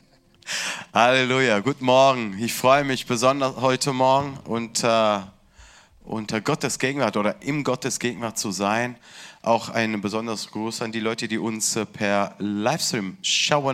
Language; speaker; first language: German; non-native, learner; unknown